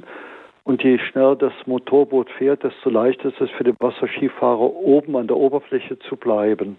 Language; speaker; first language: German; native; German